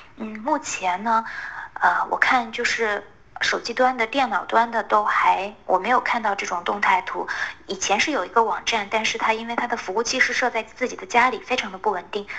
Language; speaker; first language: Chinese; native; Chinese